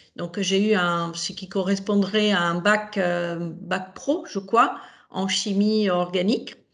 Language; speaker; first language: French; non-native, fluent; Italian